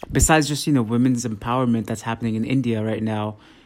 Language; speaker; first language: English; non-native, local second language; Hindi